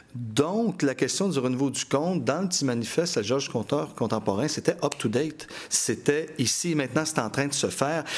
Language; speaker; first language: French; native; French